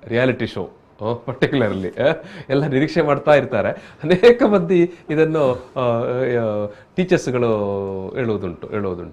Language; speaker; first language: Kannada; native; Kannada